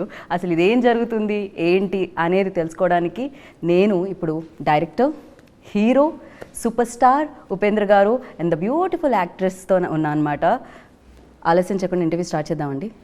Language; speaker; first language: Telugu; native; Telugu